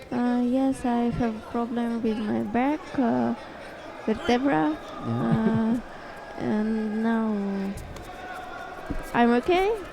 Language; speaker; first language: English; non-native, learner; Russian